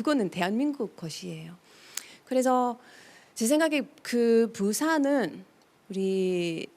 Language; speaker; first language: Korean; non-native, fluent; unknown